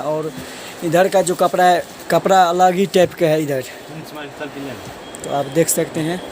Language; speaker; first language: Hindi; non-native, local second language; Maithili